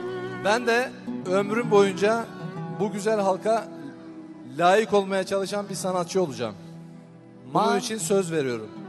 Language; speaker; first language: Turkish; native; Turkish